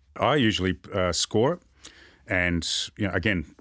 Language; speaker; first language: English; native; English